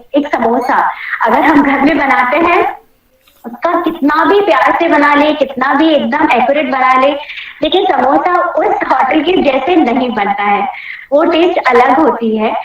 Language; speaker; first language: Hindi; non-native, local second language; Marathi